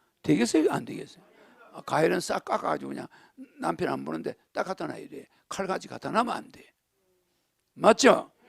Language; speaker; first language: Korean; native; Korean